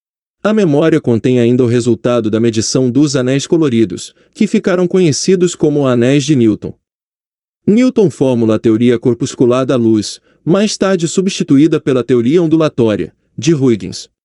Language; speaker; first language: Portuguese; native; Portuguese